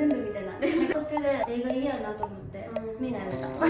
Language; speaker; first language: Japanese; native; Japanese